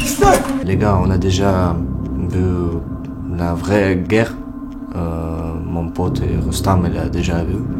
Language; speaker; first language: French; non-native, learner; Ukrainian